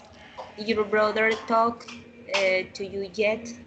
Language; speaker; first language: English; non-native, learner; Spanish